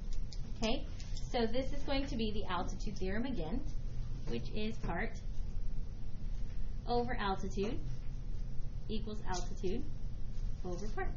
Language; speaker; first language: English; native; English